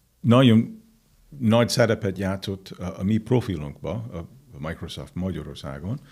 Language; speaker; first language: Hungarian; non-native, fluent; English